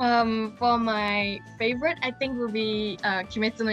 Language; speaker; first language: English; non-native, local second language; Chinese